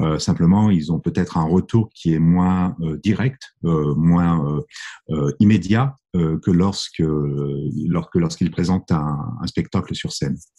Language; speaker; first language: French; native; French